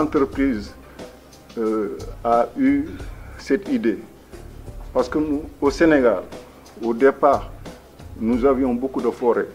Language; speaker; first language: French; non-native, local second language; Wolof